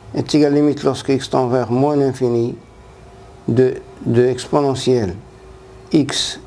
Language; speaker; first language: French; non-native, local second language; Arabic